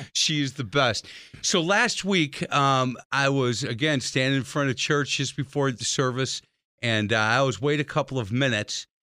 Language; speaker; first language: English; native; English